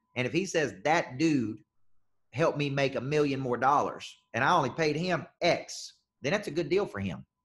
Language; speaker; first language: English; native; English